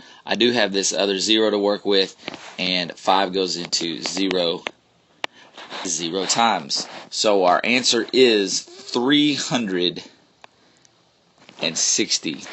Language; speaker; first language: English; native; English